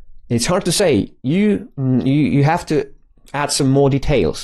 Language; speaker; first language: English; non-native, fluent; Polish